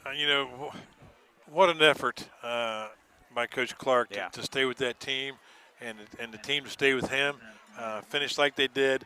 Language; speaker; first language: English; native; English